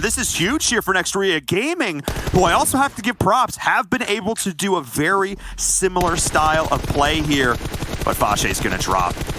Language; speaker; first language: English; native; English